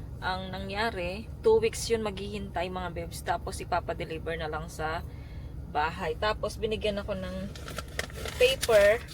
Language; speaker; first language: Filipino; native; Filipino